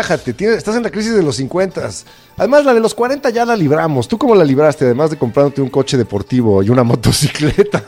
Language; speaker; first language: Spanish; native; Spanish